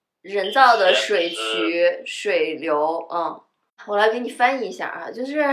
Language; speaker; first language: Chinese; native; Chinese